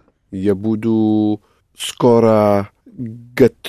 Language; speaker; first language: Russian; non-native, learner; English